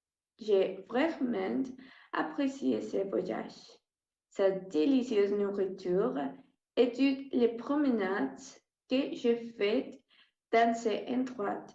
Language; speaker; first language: French; non-native, learner; Spanish